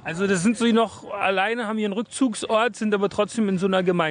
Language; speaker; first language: German; native; German